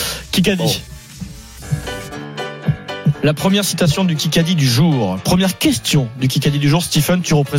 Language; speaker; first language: French; native; French